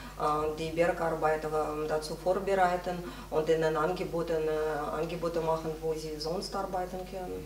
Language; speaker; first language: German; non-native, fluent; Russian